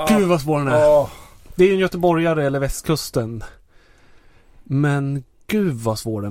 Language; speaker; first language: Swedish; native; Swedish